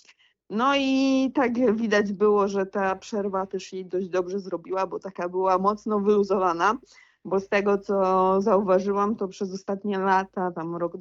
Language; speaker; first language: Polish; native; Polish